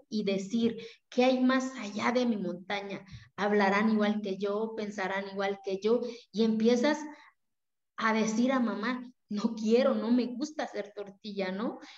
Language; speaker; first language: Spanish; non-native, local second language; Zapotec